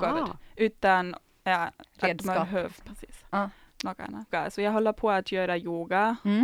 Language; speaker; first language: Swedish; non-native, fluent; German